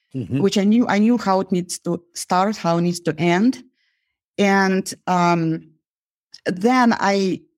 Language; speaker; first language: English; non-native, fluent; Uzbek